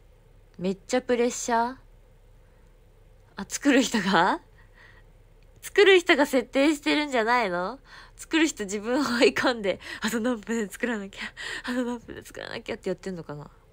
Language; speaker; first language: Japanese; native; Japanese